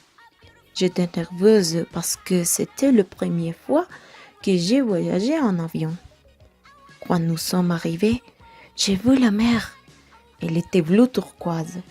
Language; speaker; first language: French; non-native, learner; Spanish